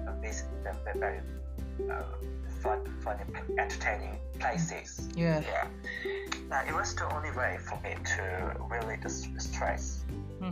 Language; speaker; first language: English; non-native, learner; Korean